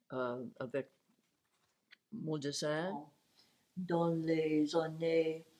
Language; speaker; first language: French; non-native, learner; English